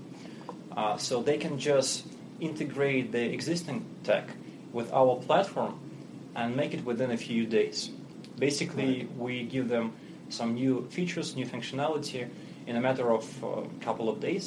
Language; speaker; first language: English; non-native, fluent; Russian